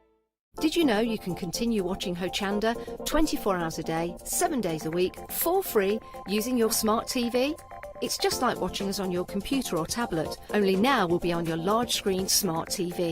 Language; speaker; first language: English; native; English